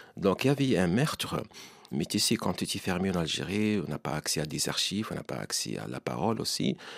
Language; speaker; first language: French; non-native, local second language; Arabic